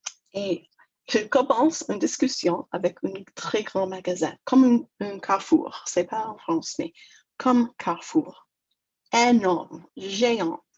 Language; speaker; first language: French; non-native, fluent; English